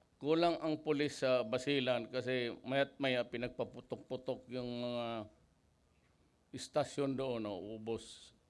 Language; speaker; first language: Filipino; non-native, local second language; Cebuano